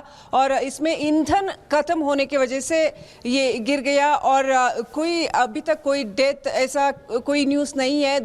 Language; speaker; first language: Hindi; non-native, local second language; Kannada